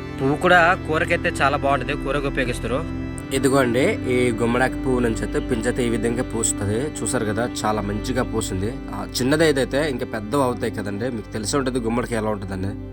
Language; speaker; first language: Telugu; non-native, local second language; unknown